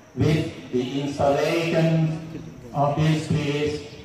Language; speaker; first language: English; non-native, fluent; Thai